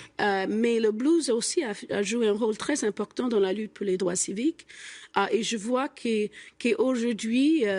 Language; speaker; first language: French; non-native, fluent; English